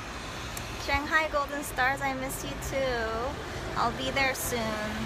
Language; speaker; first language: English; early bilingual, other home language; Korean